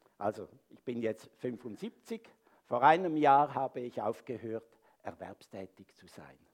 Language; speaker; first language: German; native; German